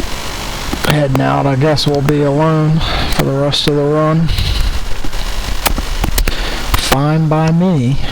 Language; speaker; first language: English; native; English